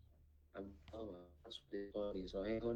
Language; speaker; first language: Arabic; non-native, fluent; Indonesian